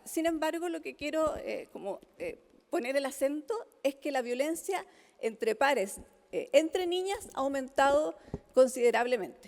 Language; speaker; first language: Spanish; native; Spanish